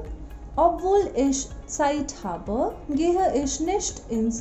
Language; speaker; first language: German; non-native, fluent; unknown